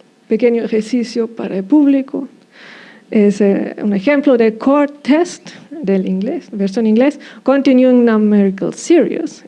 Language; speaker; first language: Spanish; non-native, fluent; German